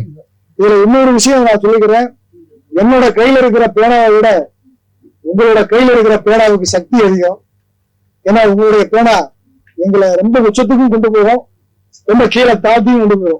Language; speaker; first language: Tamil; native; Tamil